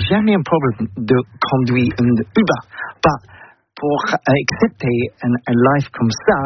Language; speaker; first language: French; non-native, learner; English